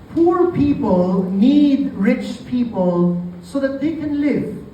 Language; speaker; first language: English; non-native, local second language; Filipino